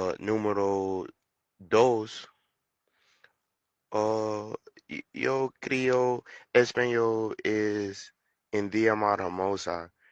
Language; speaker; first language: Spanish; non-native, learner; English